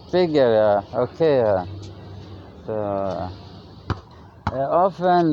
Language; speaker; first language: English; non-native, learner; Norwegian